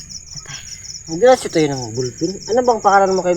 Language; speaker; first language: Filipino; non-native, local second language; Cebuano